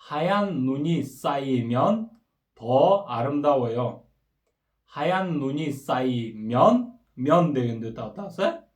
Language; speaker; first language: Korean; non-native, fluent; Kyrgyz